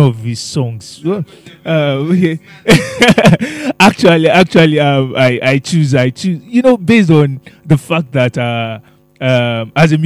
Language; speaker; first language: English; non-native, local second language; Yoruba